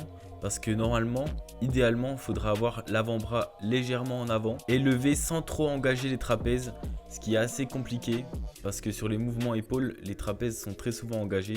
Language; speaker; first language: French; native; French